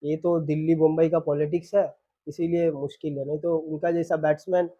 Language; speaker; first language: Hindi; non-native, local second language; Bangla